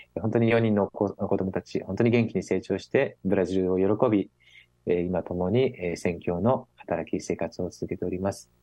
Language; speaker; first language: Japanese; native; Japanese